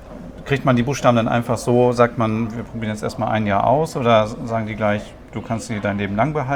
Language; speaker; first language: German; native; German